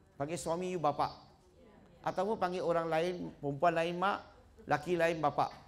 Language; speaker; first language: Malay; non-native, local second language; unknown